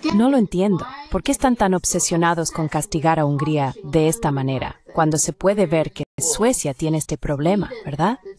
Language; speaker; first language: Spanish; non-native, fluent; Chinese